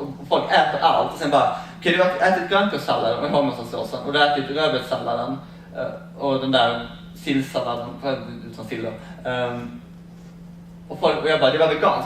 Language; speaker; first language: Swedish; native; Swedish